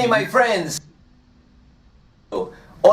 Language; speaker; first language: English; non-native, fluent; Spanish